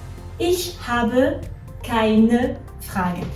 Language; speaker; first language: German; non-native, fluent; French